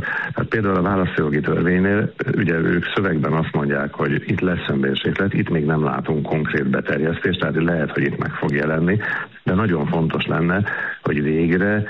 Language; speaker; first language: Hungarian; native; Hungarian